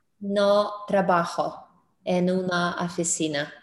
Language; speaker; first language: Spanish; non-native, learner; English